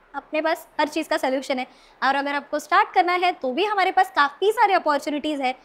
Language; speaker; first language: Hindi; non-native, local second language; Marathi